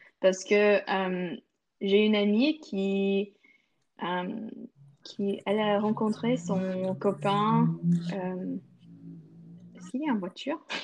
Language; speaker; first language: French; non-native, local second language; English